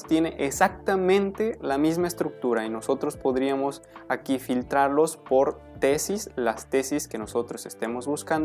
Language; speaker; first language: Spanish; native; Spanish